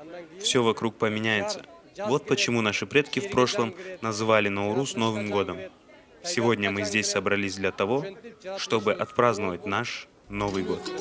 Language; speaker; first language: Russian; non-native, local second language; Kyrgyz